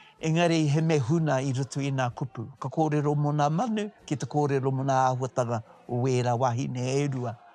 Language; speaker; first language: Māori; native; Māori